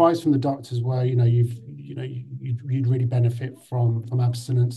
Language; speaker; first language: English; native; English